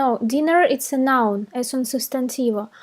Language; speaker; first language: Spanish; non-native, fluent; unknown